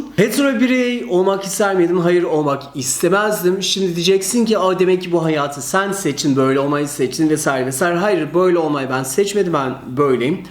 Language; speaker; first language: Turkish; early bilingual, heritage; Turkish